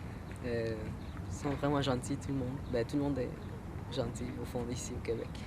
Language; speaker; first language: French; non-native, learner; Spanish